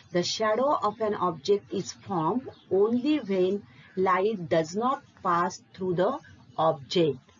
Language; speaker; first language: English; non-native, local second language; Marathi